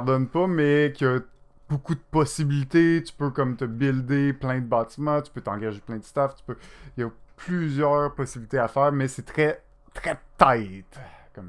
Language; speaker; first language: French; native; French